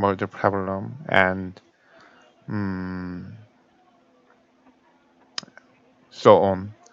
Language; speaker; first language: English; non-native, learner; Korean